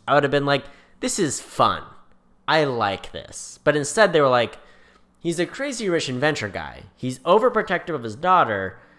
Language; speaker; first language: English; native; English